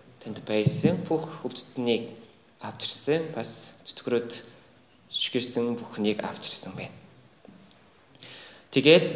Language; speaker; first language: Mongolian; non-native, fluent; Korean